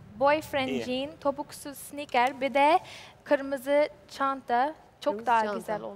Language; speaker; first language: Turkish; non-native, learner; English